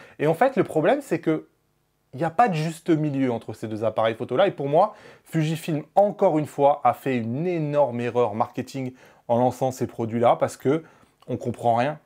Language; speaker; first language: French; native; French